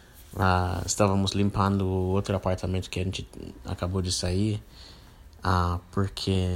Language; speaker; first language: Portuguese; non-native, fluent; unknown